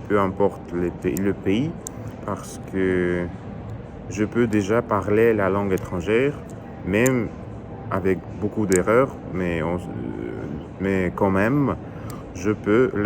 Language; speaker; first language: French; non-native, learner; Russian